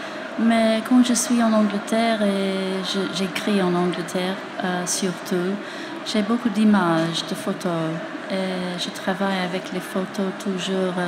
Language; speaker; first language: French; non-native, fluent; English